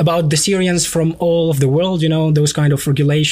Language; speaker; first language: English; non-native, fluent; Arabic